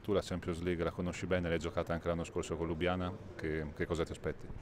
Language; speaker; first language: Italian; native; Italian